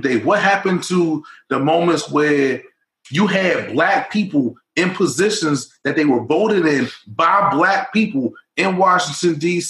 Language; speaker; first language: English; native; English